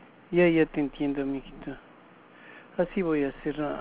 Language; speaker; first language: Spanish; native; Spanish